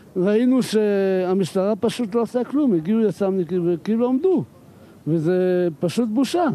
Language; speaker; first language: Hebrew; native; Hebrew